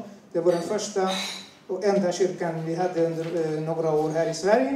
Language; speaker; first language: Swedish; non-native, fluent; Turoyo